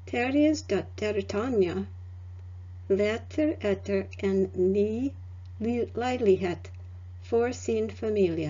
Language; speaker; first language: Norwegian; non-native, learner; English